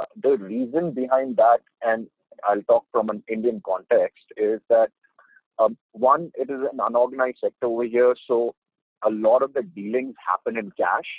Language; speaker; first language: English; non-native, local second language; Hindi